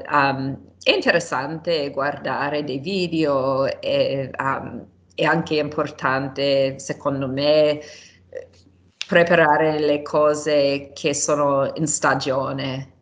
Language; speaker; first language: Italian; non-native, fluent; English